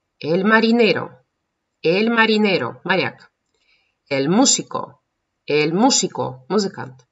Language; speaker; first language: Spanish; non-native, fluent; Russian